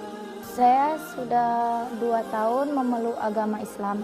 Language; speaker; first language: Indonesian; native; Indonesian